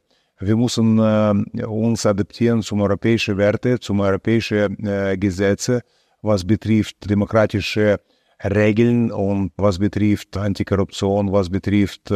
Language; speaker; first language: German; non-native, fluent; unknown